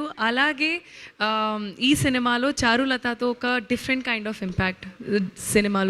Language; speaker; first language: Telugu; non-native, learner; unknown